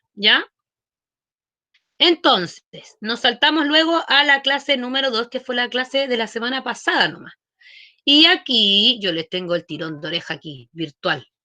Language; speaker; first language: Spanish; native; Spanish